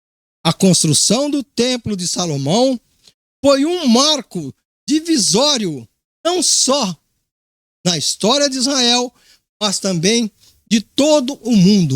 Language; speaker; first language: Portuguese; native; Portuguese